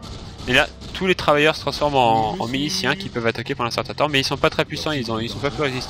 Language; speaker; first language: French; native; French